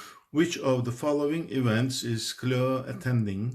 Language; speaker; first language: English; non-native, fluent; Turkish